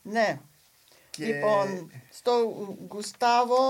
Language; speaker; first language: Greek; non-native, fluent; English